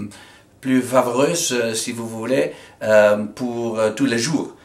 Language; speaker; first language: French; non-native, fluent; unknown